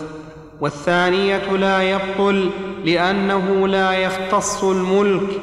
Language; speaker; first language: Arabic; native; Arabic